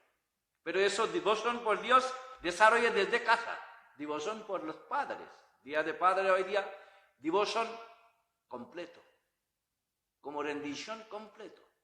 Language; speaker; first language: Spanish; non-native, learner; Bangla